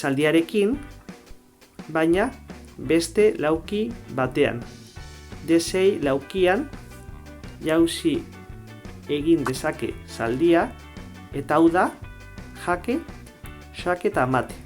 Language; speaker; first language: Basque; non-native, local second language; Spanish